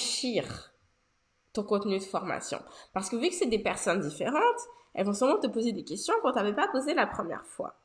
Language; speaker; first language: French; native; French